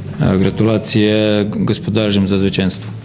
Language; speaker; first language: Polish; non-native, learner; Croatian